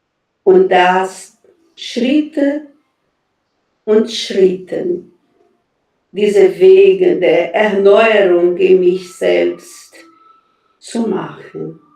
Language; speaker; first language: German; non-native, fluent; Portuguese